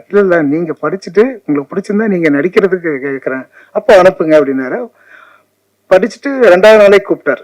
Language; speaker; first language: Tamil; native; Tamil